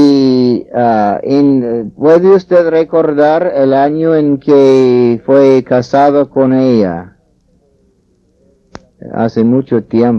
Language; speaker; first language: Spanish; non-native, fluent; English